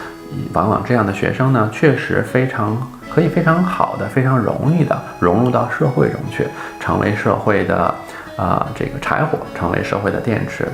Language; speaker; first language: Chinese; native; Chinese